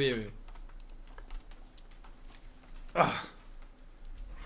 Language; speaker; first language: French; native; French